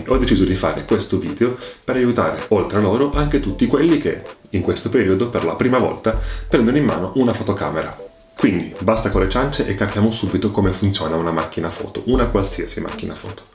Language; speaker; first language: Italian; native; Italian